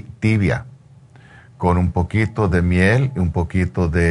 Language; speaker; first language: Spanish; non-native, learner; English